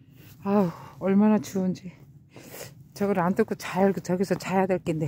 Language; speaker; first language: Korean; native; Korean